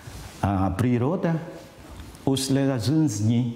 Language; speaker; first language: Russian; non-native, learner; Vietnamese